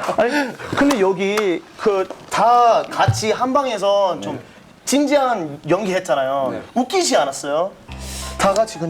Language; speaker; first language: Korean; non-native, fluent; English